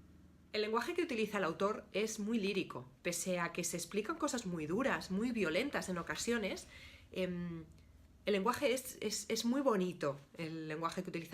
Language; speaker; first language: Spanish; native; Spanish